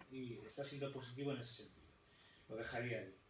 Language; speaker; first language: Spanish; native; Spanish